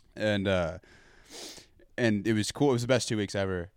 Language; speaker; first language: English; native; English